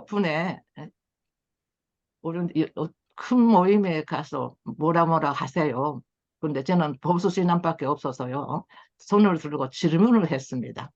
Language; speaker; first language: Korean; early bilingual, heritage; Korean